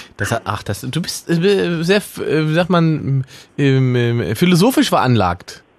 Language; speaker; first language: German; native; German